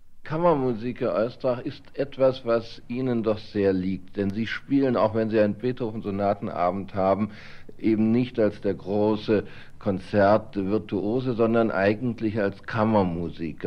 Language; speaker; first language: German; native; German